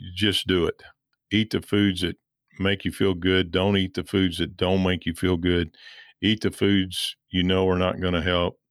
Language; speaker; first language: English; native; English